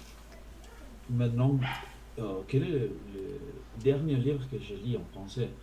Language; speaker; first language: French; non-native, fluent; Spanish